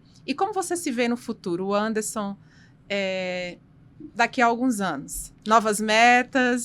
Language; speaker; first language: Portuguese; native; Portuguese